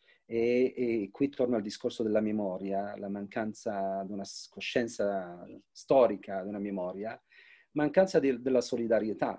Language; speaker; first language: Italian; non-native, fluent; Arabic